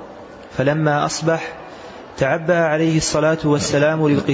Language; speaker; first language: Arabic; native; Arabic